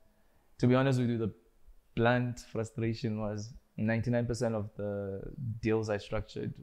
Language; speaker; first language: English; non-native, local second language; Zulu